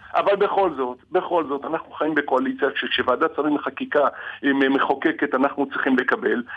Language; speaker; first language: Hebrew; early bilingual, other home language; Arabic